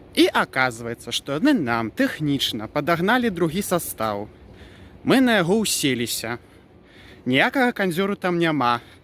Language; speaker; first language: Belarusian; native; Belarusian